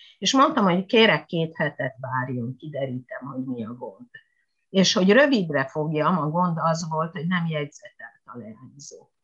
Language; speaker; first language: Hungarian; non-native, fluent; Japanese